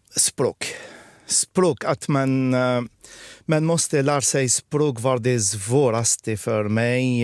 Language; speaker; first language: Swedish; non-native, fluent; Arabic